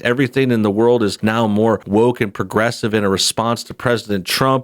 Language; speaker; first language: English; native; English